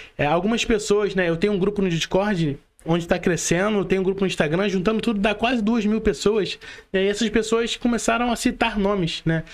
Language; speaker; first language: Portuguese; native; Portuguese